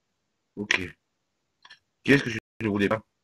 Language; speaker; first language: French; native; French